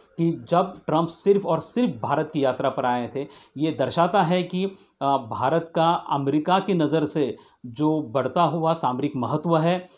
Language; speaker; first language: Hindi; non-native, local second language; Marathi